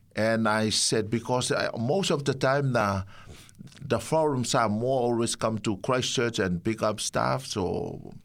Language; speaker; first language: English; non-native, fluent; Samoan